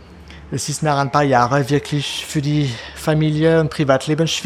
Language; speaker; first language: German; non-native, fluent; French